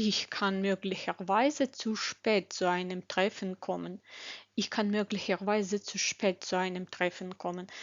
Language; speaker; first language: German; non-native, fluent; Ukrainian